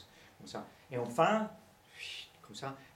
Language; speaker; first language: French; non-native, learner; English